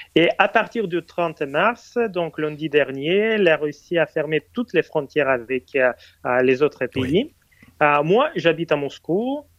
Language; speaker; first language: French; non-native, fluent; Russian